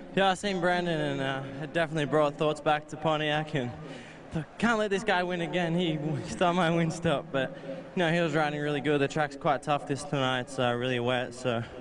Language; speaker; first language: English; native; English